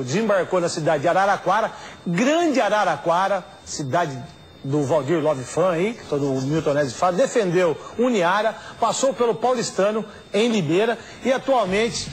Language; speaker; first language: Portuguese; native; Portuguese